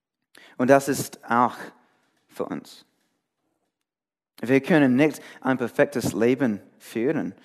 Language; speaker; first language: German; non-native, fluent; English